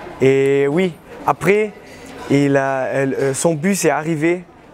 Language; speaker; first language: French; non-native, learner; German